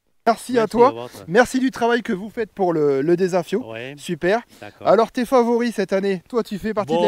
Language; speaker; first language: French; native; French